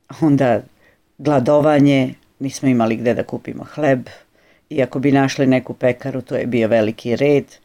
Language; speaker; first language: Serbian; native; Serbian